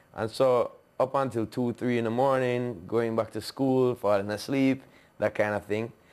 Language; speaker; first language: English; native; English